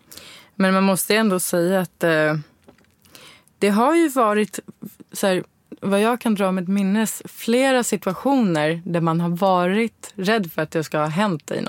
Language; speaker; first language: Swedish; native; Swedish